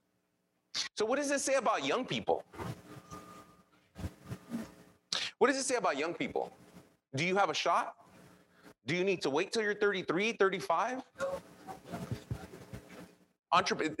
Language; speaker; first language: English; early bilingual, other home language; Spanish